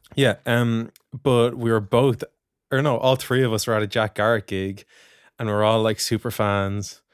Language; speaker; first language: English; native; English